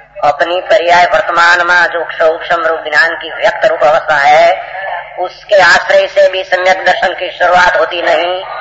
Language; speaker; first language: Hindi; non-native, local second language; Gujarati